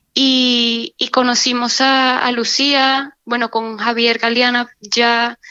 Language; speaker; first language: Spanish; native; Spanish